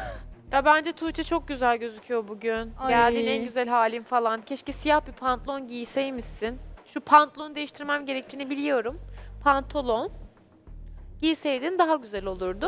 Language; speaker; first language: Turkish; native; Turkish